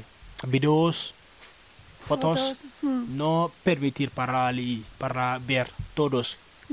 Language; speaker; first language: Spanish; non-native, learner; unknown